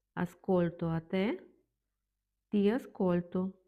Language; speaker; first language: Italian; non-native, fluent; Ukrainian